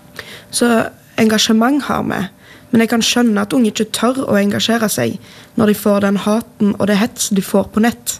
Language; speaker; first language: Norwegian; native; Norwegian